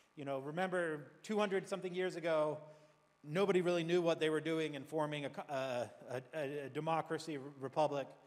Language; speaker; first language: English; native; English